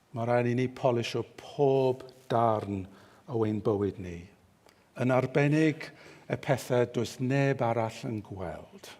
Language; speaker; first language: Welsh; native; Welsh